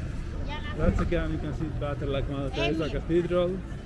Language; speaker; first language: English; non-native, local second language; Albanian